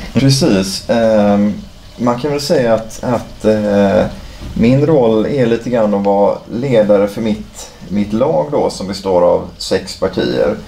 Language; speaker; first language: Swedish; native; Swedish